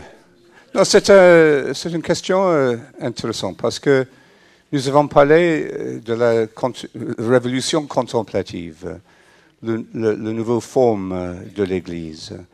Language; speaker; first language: French; non-native, fluent; English